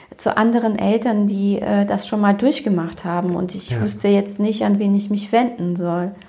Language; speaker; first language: German; early bilingual, other home language; Romanian